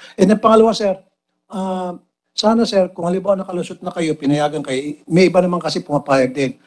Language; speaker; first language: Filipino; native; Filipino